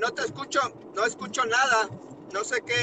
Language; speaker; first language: Spanish; native; Spanish